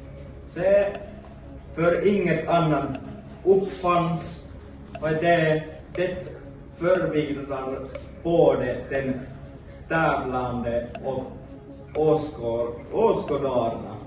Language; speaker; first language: Swedish; non-native, learner; Finnish